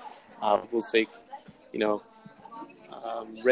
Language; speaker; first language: English; native; English